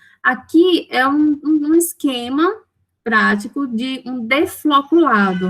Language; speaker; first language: Portuguese; native; Portuguese